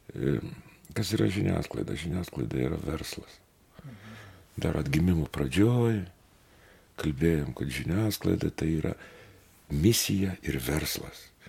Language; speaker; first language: Lithuanian; native; Lithuanian